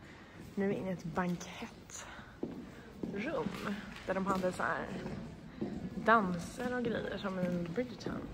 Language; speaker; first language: Swedish; native; Swedish